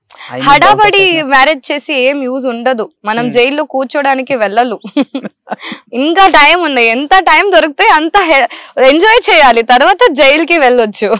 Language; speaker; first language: Telugu; non-native, local second language; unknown